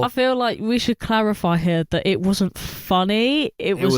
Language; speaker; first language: English; native; English